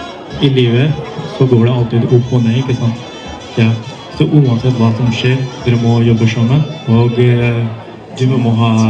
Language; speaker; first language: Norwegian; non-native, fluent; Hindi